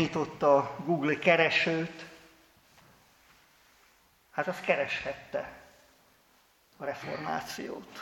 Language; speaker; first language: Hungarian; native; Hungarian